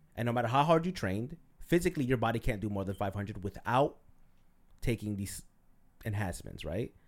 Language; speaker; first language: English; early bilingual, other home language; Spanish